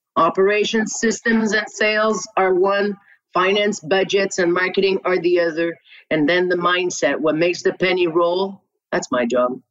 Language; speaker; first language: English; non-native, local second language; French